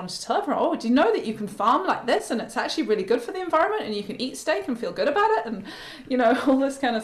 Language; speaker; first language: English; native; English